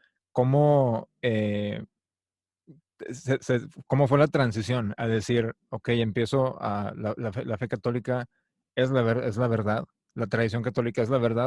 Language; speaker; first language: Spanish; native; Spanish